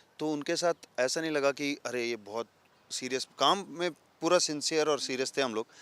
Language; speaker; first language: Hindi; non-native, local second language; Telugu